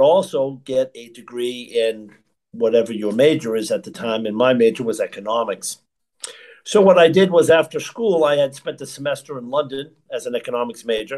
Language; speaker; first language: English; native; English